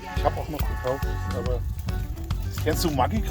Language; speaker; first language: German; native; German